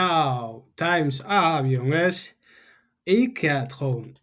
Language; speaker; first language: Dutch; non-native, fluent; Tigrinya